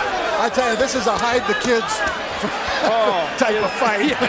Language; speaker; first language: English; native; English